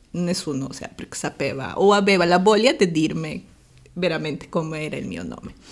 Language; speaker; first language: Italian; non-native, fluent; Spanish